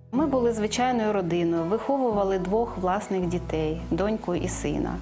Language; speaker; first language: Ukrainian; native; Ukrainian